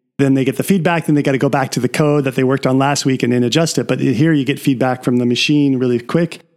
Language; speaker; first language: English; native; English